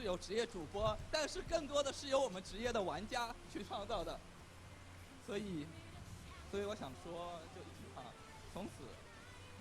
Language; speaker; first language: Chinese; native; Chinese